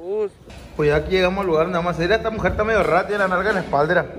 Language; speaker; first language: Spanish; native; Spanish